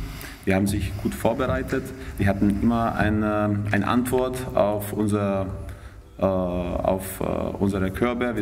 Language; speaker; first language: German; non-native, fluent; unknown